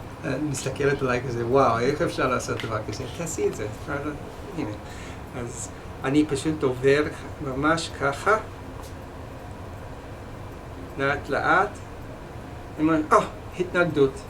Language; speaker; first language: Hebrew; non-native, fluent; English